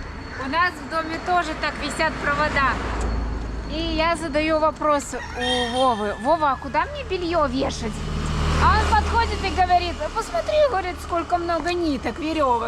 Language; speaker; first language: Russian; native; Russian